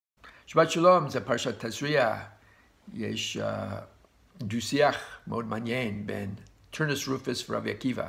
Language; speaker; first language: Hebrew; non-native, fluent; English